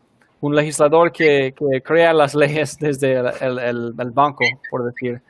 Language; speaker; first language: Spanish; non-native, fluent; English